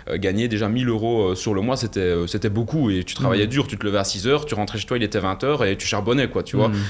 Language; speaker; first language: French; native; French